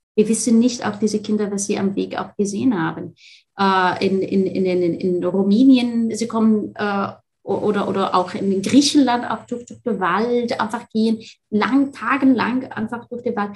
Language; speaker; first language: German; non-native, fluent; Arabic